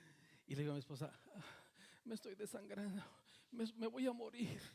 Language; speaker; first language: Spanish; native; Spanish